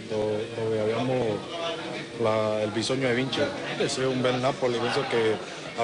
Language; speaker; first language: Italian; non-native, fluent; Spanish